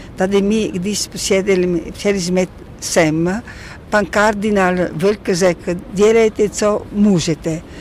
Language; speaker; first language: Czech; non-native, learner; Italian